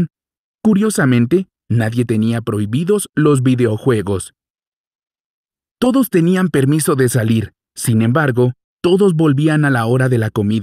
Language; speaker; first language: Spanish; native; Spanish